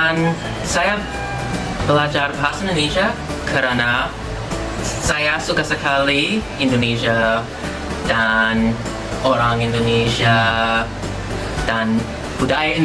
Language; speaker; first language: Indonesian; non-native, learner; English